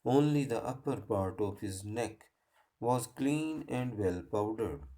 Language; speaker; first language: English; non-native, local second language; Hindi